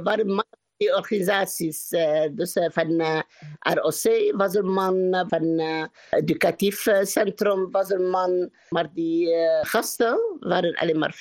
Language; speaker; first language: Dutch; non-native, learner; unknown